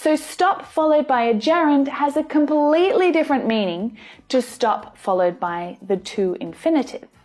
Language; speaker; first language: English; native; English